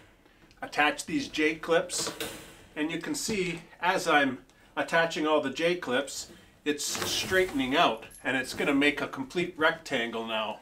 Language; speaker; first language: English; native; English